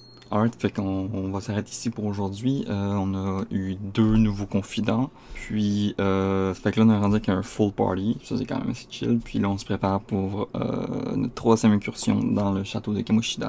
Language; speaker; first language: French; native; French